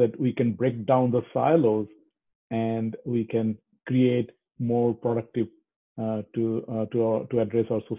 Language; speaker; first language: English; non-native, local second language; Bangla